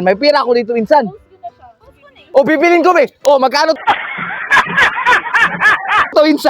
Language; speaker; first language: Filipino; non-native, local second language; Cebuano